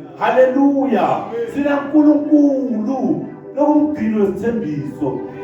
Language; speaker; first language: Zulu; non-native, local second language; Swati